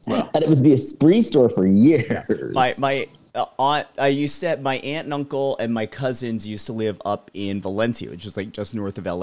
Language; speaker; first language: English; native; English